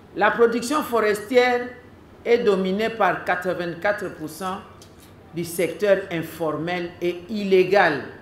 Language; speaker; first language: French; non-native, local second language; Lingala